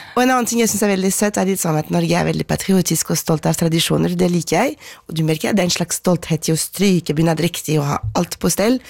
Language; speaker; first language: Norwegian; non-native, fluent; French